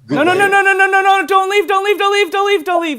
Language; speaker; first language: English; native; English